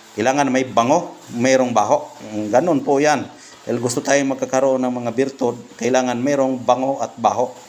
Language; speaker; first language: Filipino; non-native, local second language; Cebuano